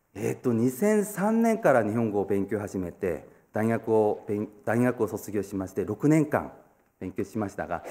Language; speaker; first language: Japanese; non-native, fluent; Korean